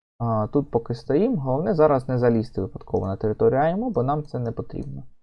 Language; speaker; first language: Ukrainian; native; Ukrainian